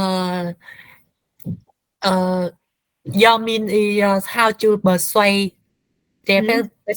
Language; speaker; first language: English; non-native, learner; Vietnamese